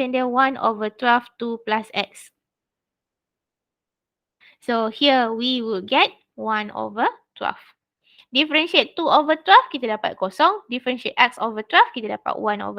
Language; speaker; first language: English; non-native, local second language; Malay